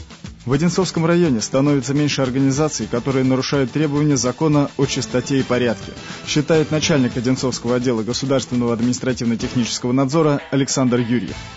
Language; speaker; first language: Russian; native; Russian